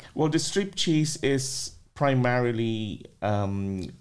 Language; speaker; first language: English; non-native, local second language; Filipino